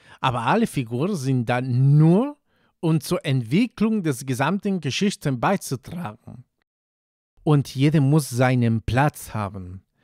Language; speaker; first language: German; non-native, fluent; Spanish